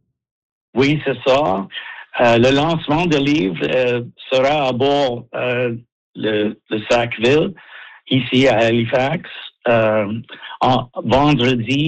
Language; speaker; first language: French; non-native, local second language; English